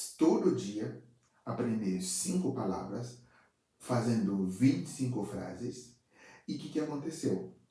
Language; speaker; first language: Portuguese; non-native, fluent; Haitian Creole